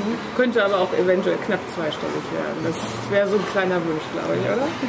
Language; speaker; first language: German; native; German